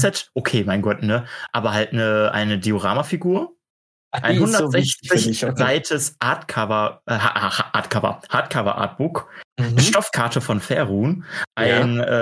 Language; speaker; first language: German; native; German